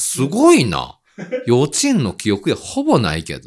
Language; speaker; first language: Japanese; native; Japanese